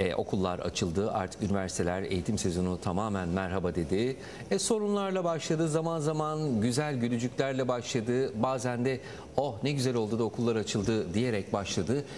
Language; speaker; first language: Turkish; native; Turkish